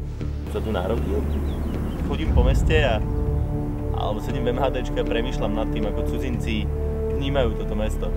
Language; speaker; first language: Slovak; native; Slovak